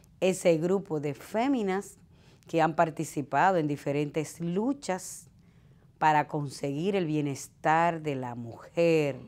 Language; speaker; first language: Spanish; native; Spanish